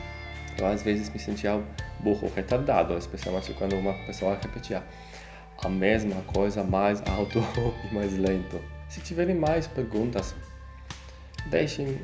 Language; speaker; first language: Portuguese; non-native, fluent; Polish